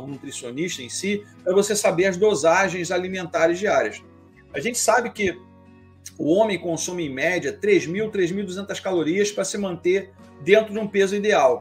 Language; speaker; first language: Portuguese; native; Portuguese